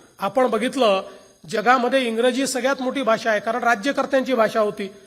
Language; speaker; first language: Marathi; native; Marathi